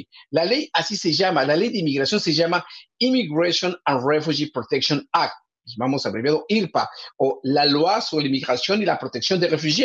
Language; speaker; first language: Spanish; native; Spanish